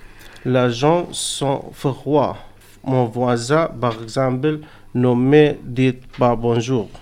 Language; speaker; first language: French; non-native, learner; Arabic